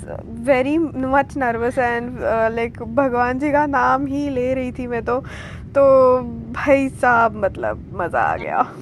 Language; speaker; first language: Hindi; non-native, local second language; Marathi